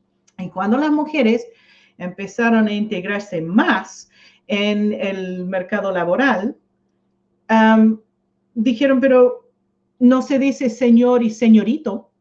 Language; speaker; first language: Spanish; non-native, fluent; English